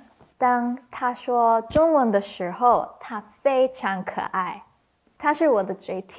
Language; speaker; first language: Chinese; non-native, learner; English